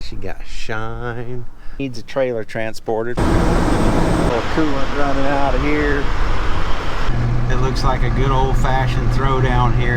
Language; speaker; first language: English; native; English